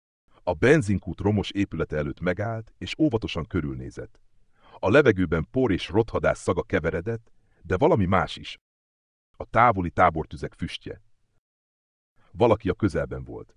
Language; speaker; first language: Hungarian; native; Hungarian